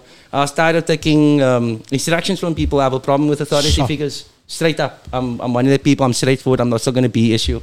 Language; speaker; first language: English; native; English